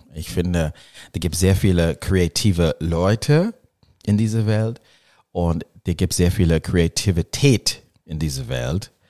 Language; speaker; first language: German; non-native, learner; English